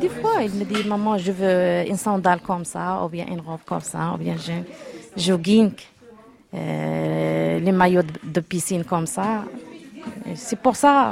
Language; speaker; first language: French; non-native, learner; Arabic